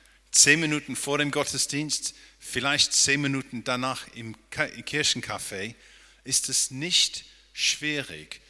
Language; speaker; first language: German; non-native, fluent; English